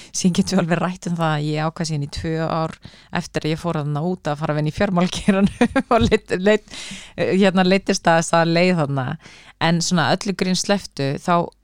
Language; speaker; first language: Icelandic; native; Icelandic